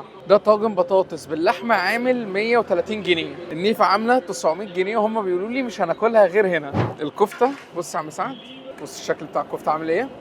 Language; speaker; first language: Arabic; native; Arabic